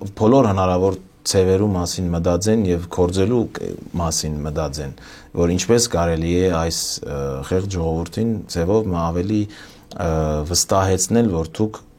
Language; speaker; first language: Armenian; early bilingual, heritage; Armenian